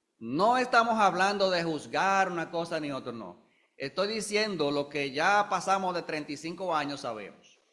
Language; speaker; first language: Spanish; native; Spanish